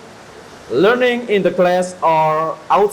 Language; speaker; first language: English; non-native, learner; Indonesian